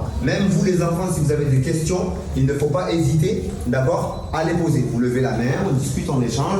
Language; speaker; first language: French; native; French